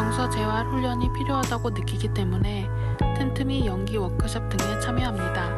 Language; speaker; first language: Korean; native; Korean